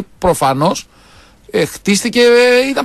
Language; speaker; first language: Greek; native; Greek